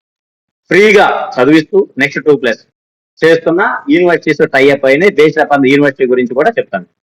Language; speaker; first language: Telugu; native; Telugu